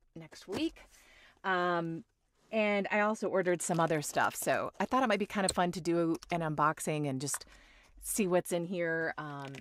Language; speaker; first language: English; native; English